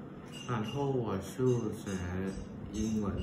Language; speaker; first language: Chinese; non-native, learner; Thai